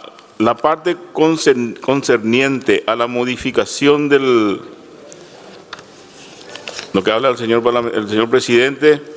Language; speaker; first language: Spanish; native; Spanish